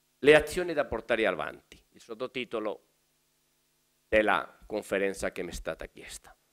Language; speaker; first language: Italian; non-native, fluent; Spanish